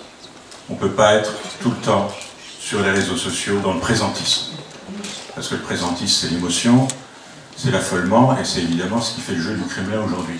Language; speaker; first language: French; native; French